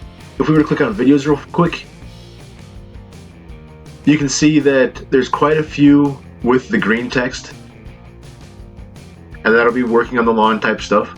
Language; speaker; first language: English; native; English